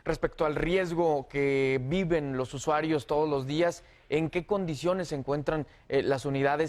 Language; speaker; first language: Spanish; native; Spanish